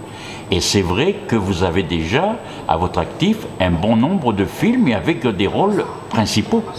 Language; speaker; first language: French; native; French